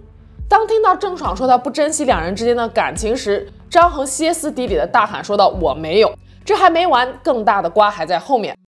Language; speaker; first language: Chinese; native; Chinese